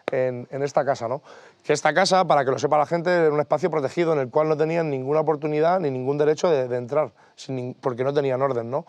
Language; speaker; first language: Spanish; native; Spanish